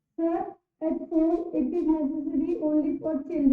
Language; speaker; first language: English; non-native, learner; Hindi